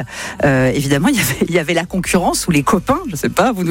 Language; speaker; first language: French; native; French